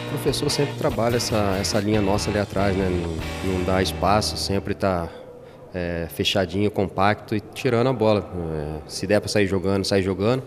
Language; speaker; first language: Portuguese; native; Portuguese